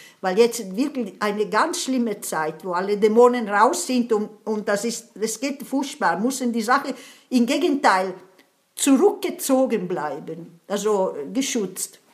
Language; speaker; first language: German; non-native, fluent; Italian